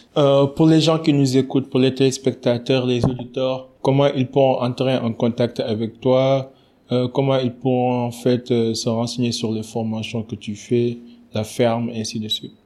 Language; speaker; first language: French; non-native, local second language; Wolof